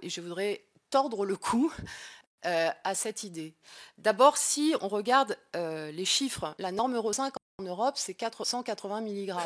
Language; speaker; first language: French; native; French